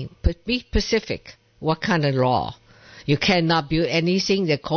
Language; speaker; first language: English; non-native, learner; Chinese